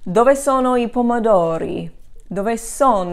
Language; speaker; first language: Italian; non-native, fluent; English